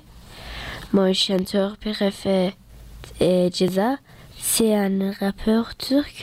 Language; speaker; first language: French; early bilingual, other home language; Turkish